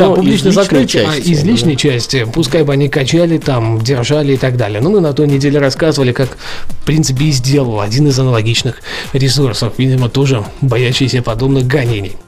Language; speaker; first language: Russian; native; Russian